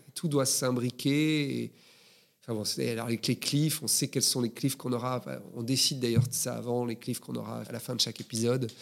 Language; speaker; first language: French; native; French